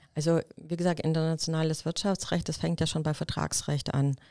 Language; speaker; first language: German; non-native, fluent; Russian